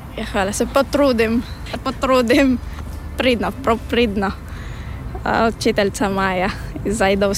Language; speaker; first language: Slovenian; non-native, learner; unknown